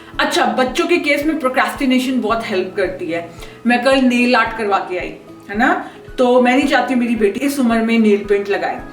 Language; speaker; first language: Hindi; native; Hindi